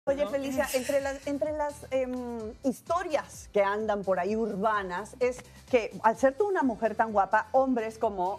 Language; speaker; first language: Spanish; native; Spanish